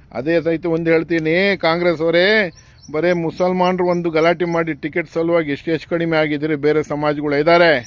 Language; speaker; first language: Kannada; non-native, local second language; Urdu